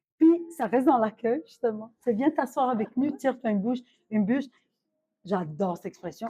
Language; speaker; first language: French; non-native, fluent; Arabic